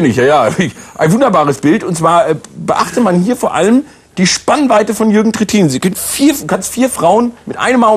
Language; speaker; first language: German; native; German